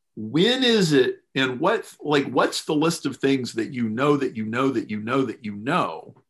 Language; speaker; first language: English; native; English